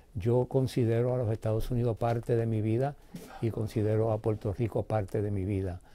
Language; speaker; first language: Spanish; early bilingual, heritage; Spanish